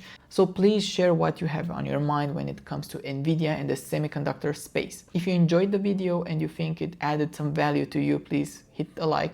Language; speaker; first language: English; non-native, fluent; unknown